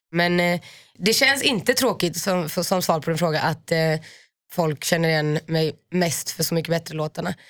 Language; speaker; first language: Swedish; native; Swedish